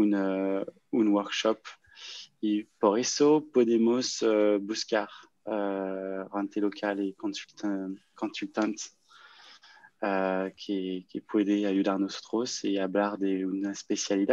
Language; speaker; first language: Spanish; non-native, learner; French